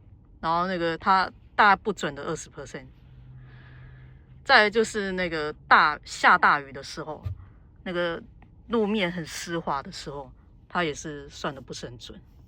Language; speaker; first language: Chinese; native; Chinese